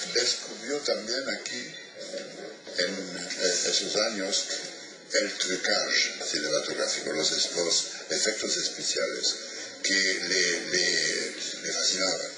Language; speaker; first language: Spanish; non-native, fluent; French